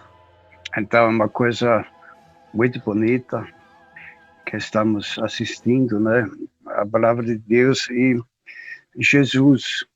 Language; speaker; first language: Portuguese; non-native, fluent; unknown